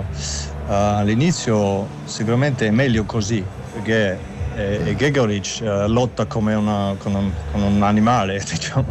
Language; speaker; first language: Italian; non-native, fluent; German